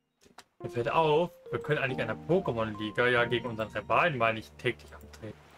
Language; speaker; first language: German; native; German